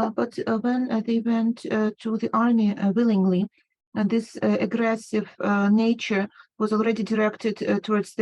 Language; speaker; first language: English; non-native, fluent; Ukrainian